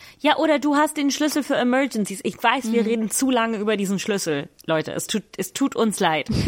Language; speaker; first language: German; native; German